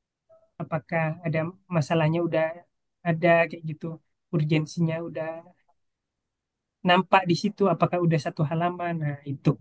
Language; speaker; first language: Indonesian; native; Indonesian